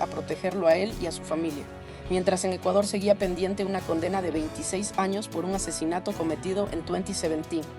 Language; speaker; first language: Spanish; native; Spanish